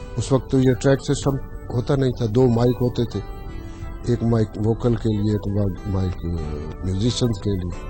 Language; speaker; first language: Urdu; non-native, local second language; Saraiki